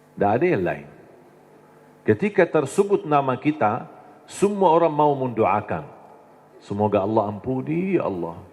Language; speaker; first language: Indonesian; non-native, fluent; Arabic